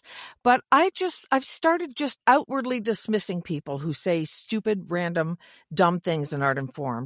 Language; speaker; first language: English; native; English